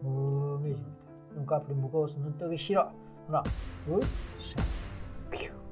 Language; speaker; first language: Korean; native; Korean